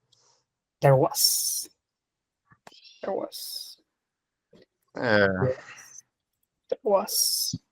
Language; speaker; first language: English; non-native, fluent; Spanish